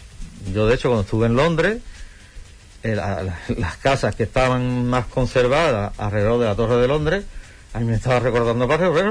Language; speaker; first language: Spanish; native; Spanish